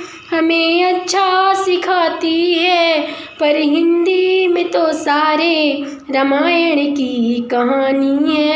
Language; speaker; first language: Hindi; native; Hindi